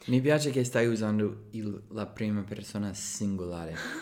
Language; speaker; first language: Italian; non-native, fluent; English